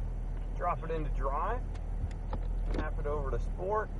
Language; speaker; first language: English; native; English